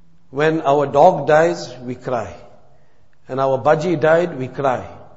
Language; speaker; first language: English; native; English